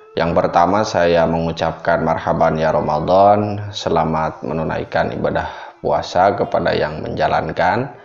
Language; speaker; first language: Indonesian; non-native, local second language; Sundanese